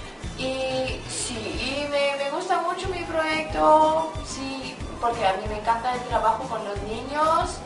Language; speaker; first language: Spanish; non-native, fluent; German